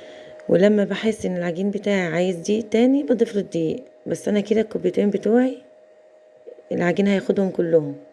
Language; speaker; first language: Arabic; native; Arabic